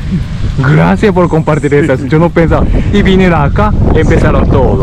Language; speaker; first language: Spanish; non-native, learner; Japanese